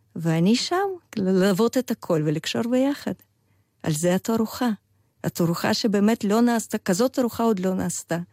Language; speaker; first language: Hebrew; non-native, fluent; Russian